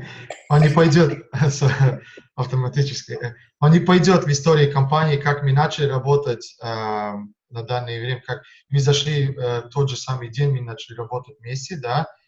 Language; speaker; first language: Russian; non-native, fluent; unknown